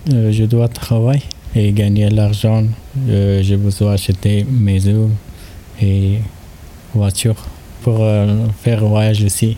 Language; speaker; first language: French; non-native, learner; Persian